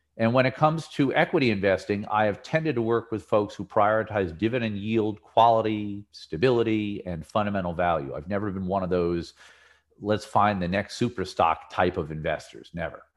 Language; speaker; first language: English; native; English